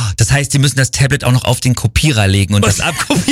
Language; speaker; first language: German; native; German